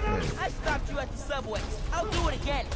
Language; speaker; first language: English; native; English